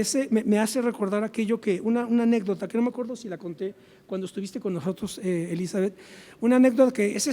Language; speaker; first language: Spanish; native; Spanish